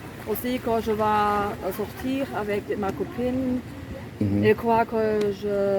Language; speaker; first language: French; non-native, learner; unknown